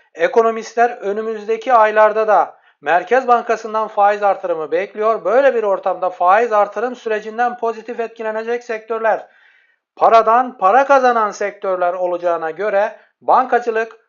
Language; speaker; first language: Turkish; native; Turkish